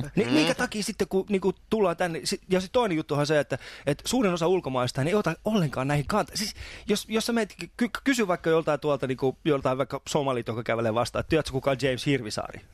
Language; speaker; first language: Finnish; early bilingual, other home language; Persian